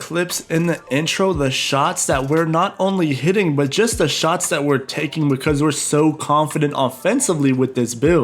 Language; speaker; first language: English; native; English